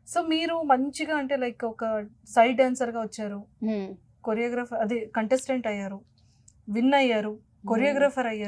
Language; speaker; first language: Telugu; native; Telugu